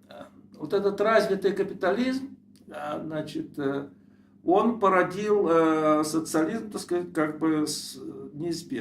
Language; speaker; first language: Russian; native; Russian